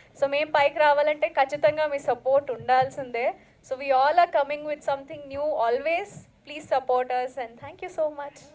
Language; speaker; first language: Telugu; non-native, local second language; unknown